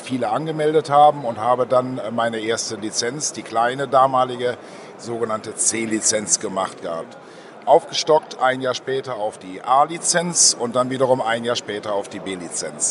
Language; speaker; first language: German; native; German